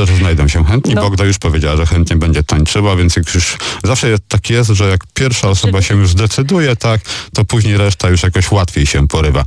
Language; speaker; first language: Polish; native; Polish